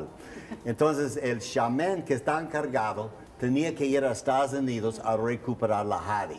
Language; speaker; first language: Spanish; non-native, learner; English